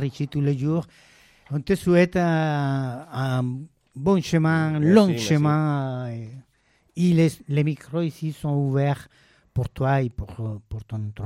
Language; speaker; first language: French; non-native, fluent; Spanish